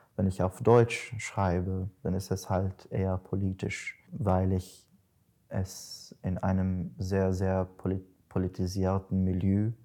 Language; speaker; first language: German; non-native, learner; Arabic